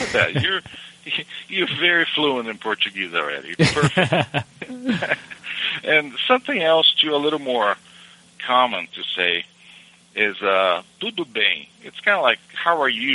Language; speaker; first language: English; non-native, fluent; Portuguese